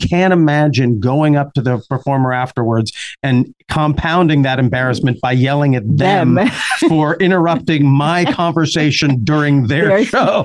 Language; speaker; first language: English; native; English